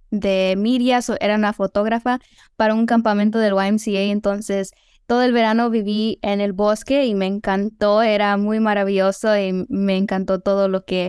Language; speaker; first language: Spanish; early bilingual, heritage; Spanish